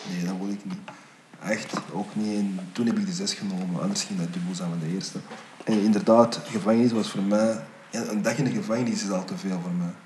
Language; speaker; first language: Dutch; early bilingual, other home language; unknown